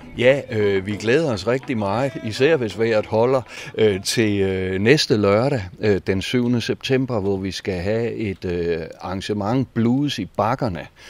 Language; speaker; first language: Danish; native; Danish